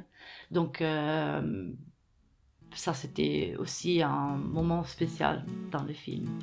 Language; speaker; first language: French; non-native, fluent; Italian